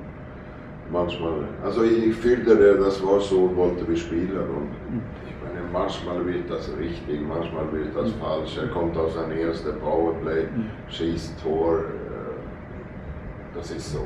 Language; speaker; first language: German; non-native, fluent; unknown